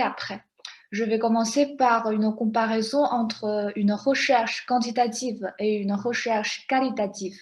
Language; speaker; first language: French; non-native, fluent; Chinese